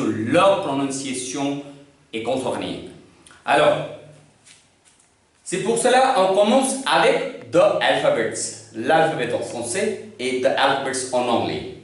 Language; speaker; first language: French; non-native, learner; Hindi